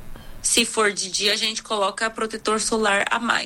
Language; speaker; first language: Portuguese; early bilingual, other home language; Korean